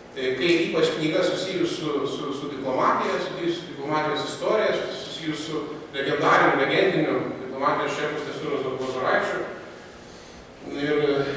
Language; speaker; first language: Lithuanian; native; Lithuanian